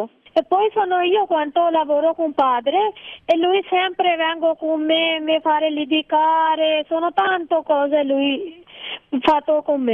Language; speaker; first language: Italian; non-native, learner; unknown